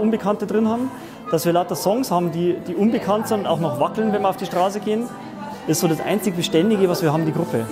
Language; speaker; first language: German; native; German